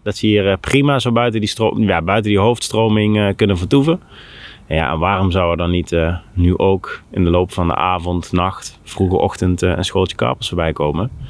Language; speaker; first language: Dutch; native; Dutch